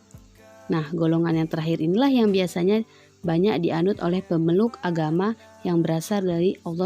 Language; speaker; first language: Indonesian; native; Indonesian